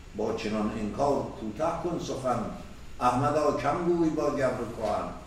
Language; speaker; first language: Persian; native; Persian